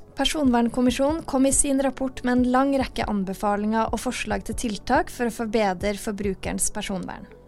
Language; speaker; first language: Norwegian; native; Norwegian